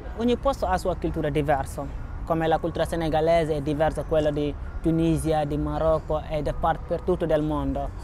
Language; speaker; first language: Italian; non-native, learner; Wolof